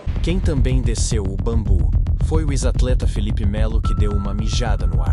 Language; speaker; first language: Portuguese; native; Portuguese